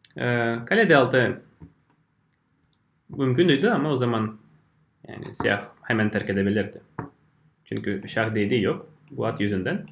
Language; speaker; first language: Turkish; non-native, fluent; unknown